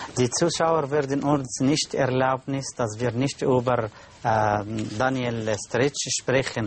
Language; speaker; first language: German; non-native, learner; Arabic